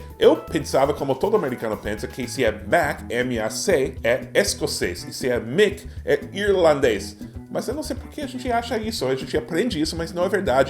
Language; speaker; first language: Portuguese; non-native, fluent; English